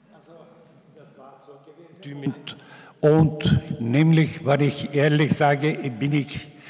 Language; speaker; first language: German; non-native, learner; Turkish